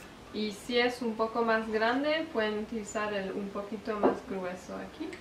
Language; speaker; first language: Spanish; non-native, fluent; French